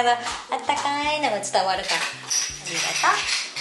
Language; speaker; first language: Japanese; native; Japanese